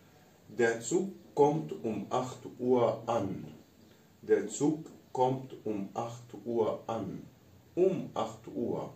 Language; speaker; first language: German; non-native, fluent; Arabic